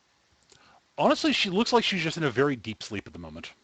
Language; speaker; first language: English; native; English